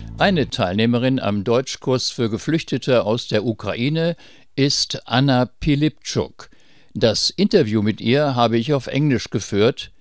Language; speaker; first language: German; native; German